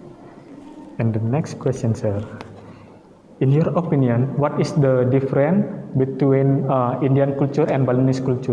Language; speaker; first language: English; non-native, learner; Indonesian